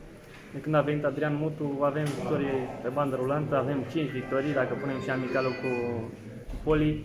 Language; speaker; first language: Romanian; native; Romanian